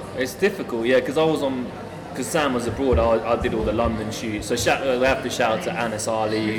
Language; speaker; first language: English; native; English